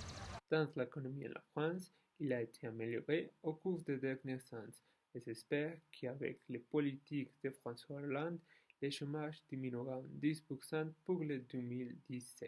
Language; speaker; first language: French; non-native, learner; Spanish